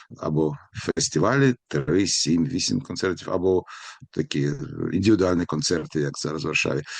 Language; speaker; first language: Ukrainian; non-native, local second language; Russian